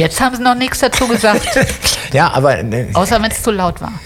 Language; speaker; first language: German; native; German